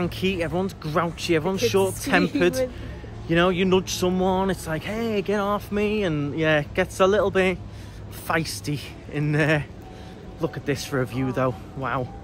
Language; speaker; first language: English; native; English